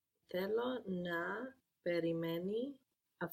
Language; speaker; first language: Greek; non-native, learner; English